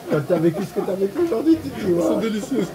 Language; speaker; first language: French; native; French